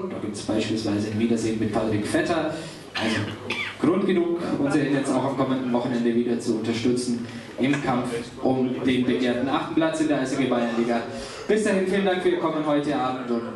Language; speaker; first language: German; native; German